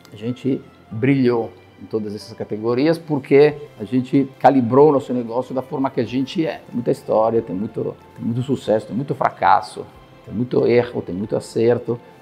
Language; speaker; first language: Portuguese; non-native, fluent; Italian